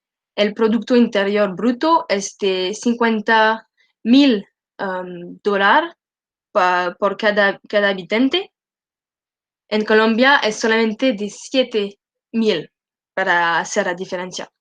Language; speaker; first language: Spanish; non-native, learner; French